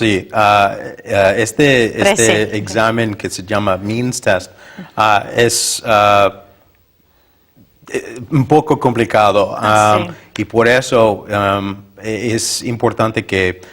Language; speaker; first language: Spanish; non-native, learner; English